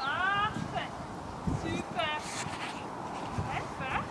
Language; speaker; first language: French; native; French